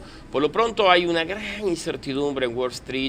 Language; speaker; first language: Spanish; native; Spanish